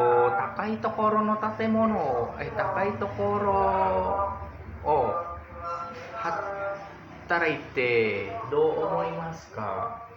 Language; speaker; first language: Japanese; non-native, learner; Indonesian